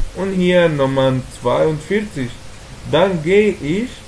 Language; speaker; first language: German; non-native, fluent; Arabic